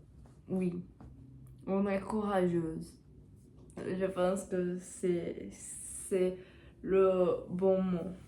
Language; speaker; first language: French; non-native, learner; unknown